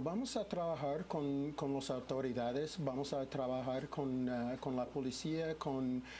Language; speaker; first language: Spanish; non-native, fluent; English